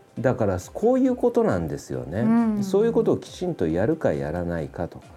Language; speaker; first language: Japanese; native; Japanese